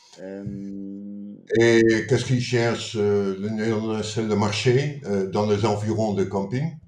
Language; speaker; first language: French; non-native, fluent; Dutch